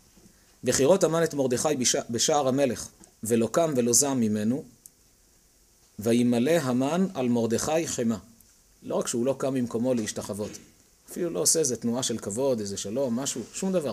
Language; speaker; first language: Hebrew; native; Hebrew